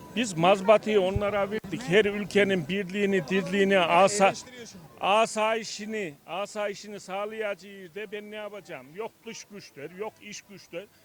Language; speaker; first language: Turkish; native; Turkish